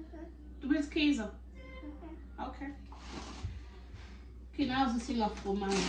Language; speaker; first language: German; non-native, learner; Lingala